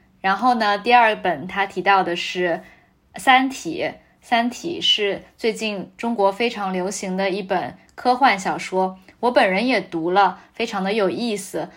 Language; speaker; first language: Chinese; native; Chinese